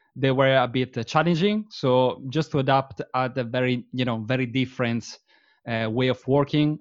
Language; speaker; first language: English; non-native, fluent; Italian